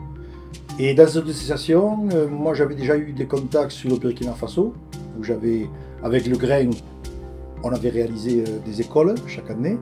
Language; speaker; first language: French; native; French